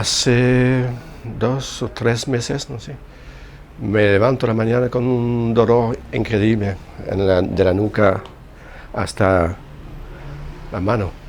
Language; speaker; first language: Spanish; non-native, learner; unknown